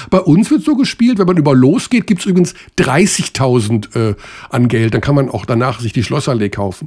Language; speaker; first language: German; native; German